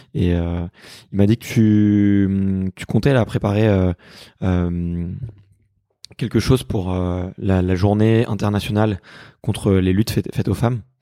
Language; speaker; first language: French; native; French